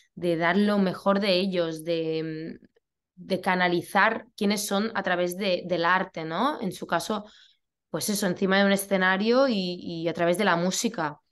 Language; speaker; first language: Spanish; native; Spanish